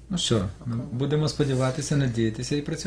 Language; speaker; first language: Ukrainian; native; Ukrainian